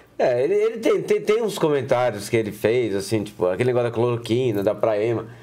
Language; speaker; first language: Portuguese; native; Portuguese